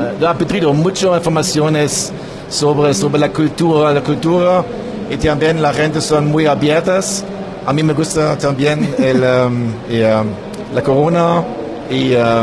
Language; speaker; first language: Spanish; non-native, learner; German